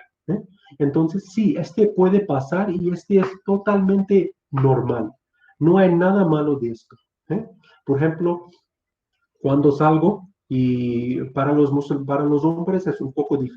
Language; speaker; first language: Spanish; non-native, fluent; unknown